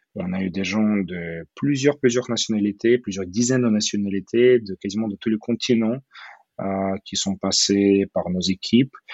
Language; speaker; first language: French; non-native, fluent; Russian